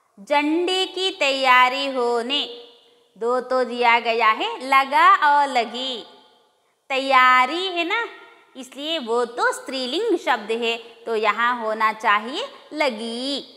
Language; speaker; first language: Hindi; non-native, local second language; Kannada